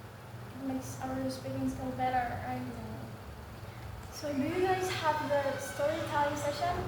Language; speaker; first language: English; non-native, learner; Indonesian